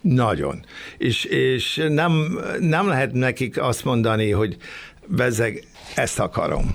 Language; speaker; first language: Hungarian; early bilingual, other home language; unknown